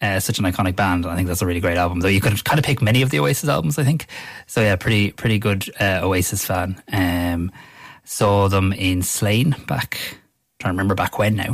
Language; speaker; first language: English; native; English